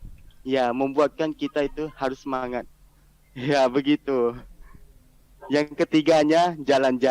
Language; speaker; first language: Indonesian; non-native, learner; Malay